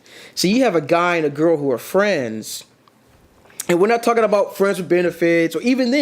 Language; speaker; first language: English; native; English